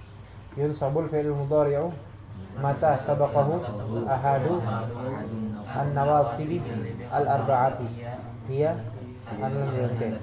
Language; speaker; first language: Arabic; non-native, fluent; Indonesian